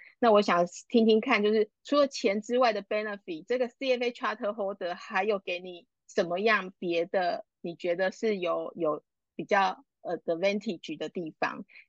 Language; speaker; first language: Chinese; native; Chinese